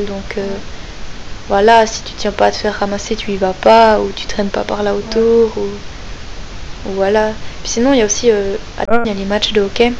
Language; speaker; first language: French; native; French